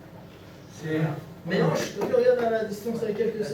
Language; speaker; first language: French; native; French